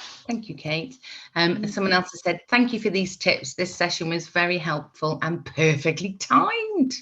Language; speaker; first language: English; native; English